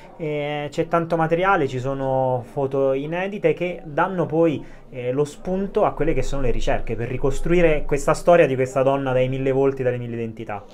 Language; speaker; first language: Italian; native; Italian